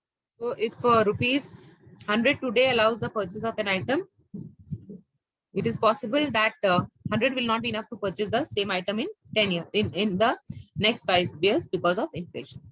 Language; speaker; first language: English; non-native, local second language; Hindi